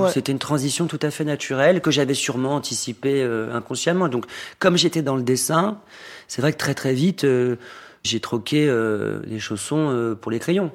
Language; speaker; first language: French; native; French